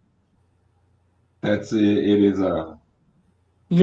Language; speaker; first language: English; non-native, learner; Portuguese